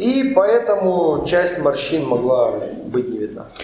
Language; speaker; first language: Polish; non-native, learner; Russian